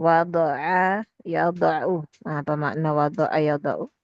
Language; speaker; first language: Arabic; non-native, fluent; Indonesian